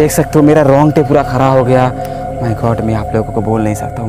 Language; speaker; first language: Hindi; non-native, local second language; Bangla